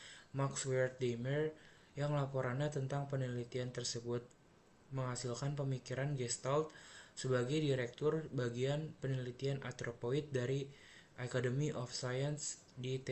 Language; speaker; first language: Indonesian; native; Indonesian